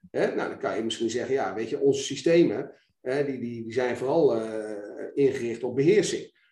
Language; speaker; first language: Dutch; native; Dutch